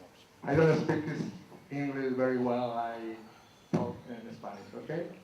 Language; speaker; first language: English; non-native, local second language; Spanish